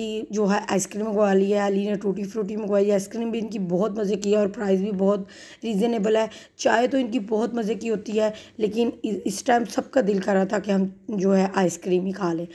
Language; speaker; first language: Urdu; native; Urdu